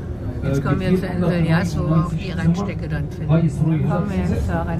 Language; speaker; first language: German; native; German